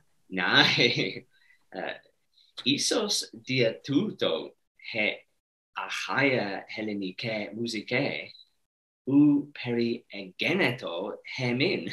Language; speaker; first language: Greek; non-native, learner; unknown